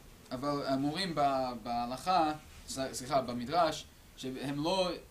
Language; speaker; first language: Hebrew; non-native, fluent; English